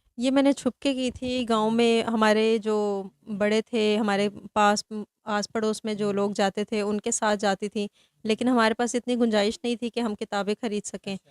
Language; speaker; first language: Urdu; non-native, local second language; Sindhi